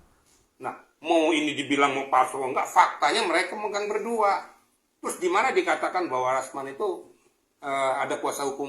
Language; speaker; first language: Indonesian; native; Indonesian